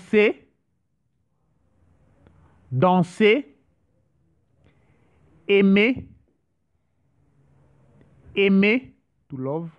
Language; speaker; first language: French; non-native, fluent; English